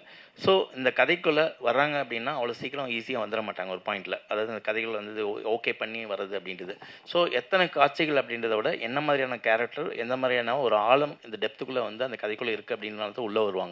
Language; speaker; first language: Tamil; native; Tamil